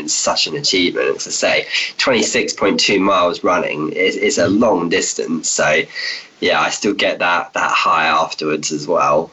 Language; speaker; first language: English; native; English